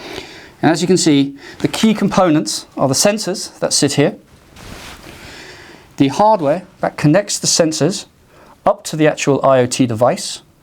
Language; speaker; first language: English; native; English